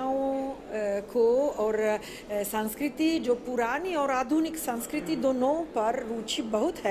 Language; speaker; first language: Hindi; non-native, fluent; Italian